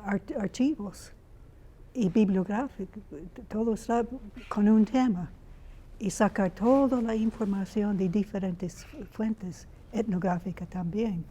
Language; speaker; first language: Spanish; non-native, fluent; English